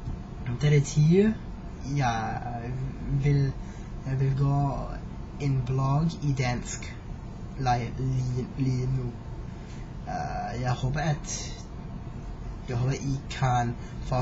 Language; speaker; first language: Danish; non-native, learner; English